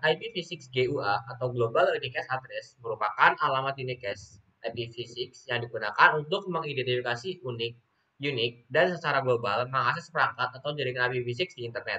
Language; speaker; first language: Indonesian; native; Indonesian